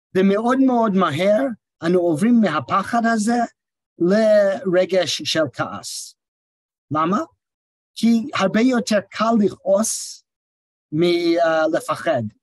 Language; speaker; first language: Hebrew; non-native, fluent; English